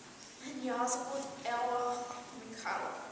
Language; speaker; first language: Russian; non-native, learner; English